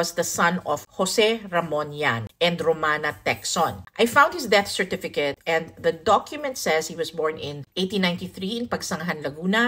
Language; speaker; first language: English; non-native, local second language; Filipino